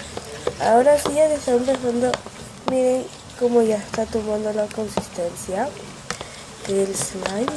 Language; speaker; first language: Spanish; native; Spanish